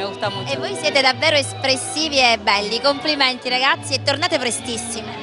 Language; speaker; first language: Italian; native; Italian